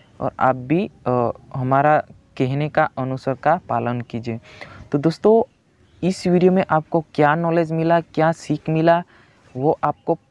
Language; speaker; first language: Hindi; non-native, local second language; Gujarati